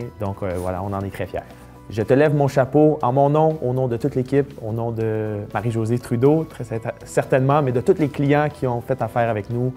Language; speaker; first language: French; native; French